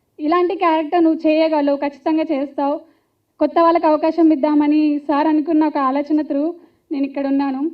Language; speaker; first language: Telugu; native; Telugu